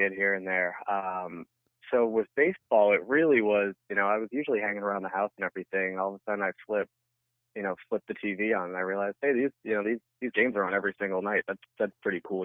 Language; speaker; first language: English; native; English